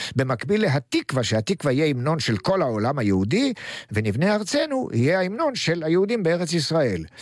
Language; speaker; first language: Hebrew; native; Hebrew